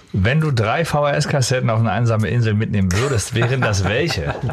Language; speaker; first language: German; native; German